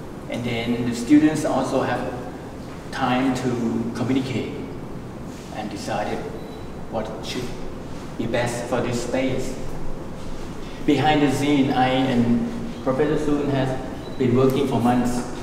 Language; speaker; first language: English; non-native, fluent; Thai